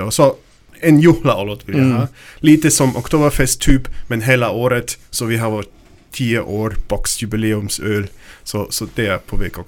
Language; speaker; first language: Swedish; non-native, learner; German